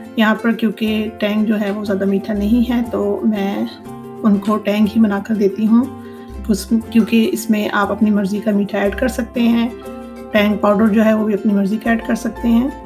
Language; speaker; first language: Urdu; native; Urdu